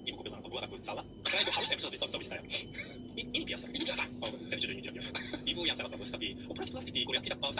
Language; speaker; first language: Indonesian; non-native, learner; Korean